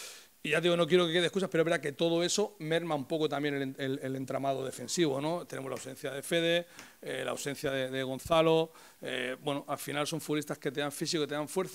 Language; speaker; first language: Spanish; native; Spanish